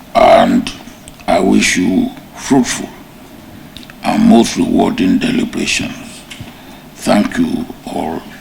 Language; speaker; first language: English; non-native, local second language; Yoruba